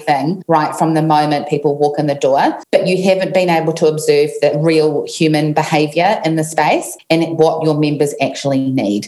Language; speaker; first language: English; native; English